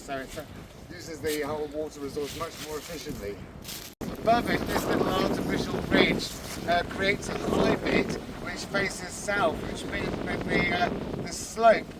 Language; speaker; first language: English; native; English